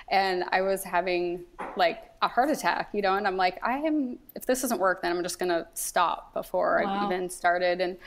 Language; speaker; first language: English; native; English